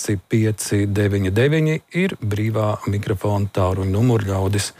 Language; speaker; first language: Latvian; native; Latvian